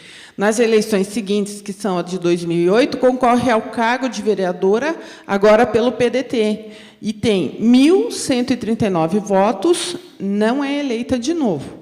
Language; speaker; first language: Portuguese; native; Portuguese